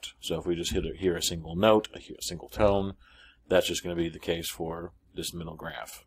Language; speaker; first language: English; native; English